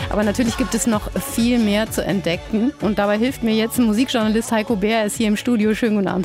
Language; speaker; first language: German; native; German